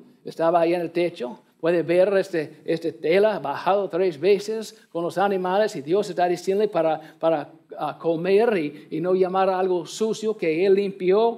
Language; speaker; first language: Spanish; non-native, learner; English